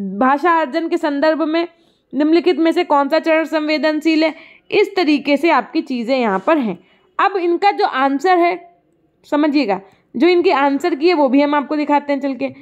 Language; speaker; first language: Hindi; native; Hindi